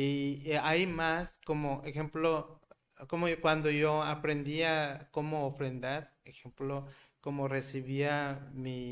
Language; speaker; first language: Spanish; non-native, learner; Korean